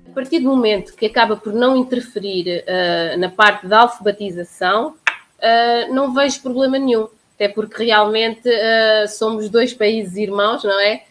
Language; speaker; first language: Portuguese; native; Portuguese